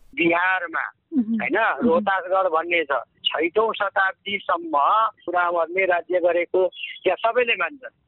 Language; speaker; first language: Nepali; non-native, local second language; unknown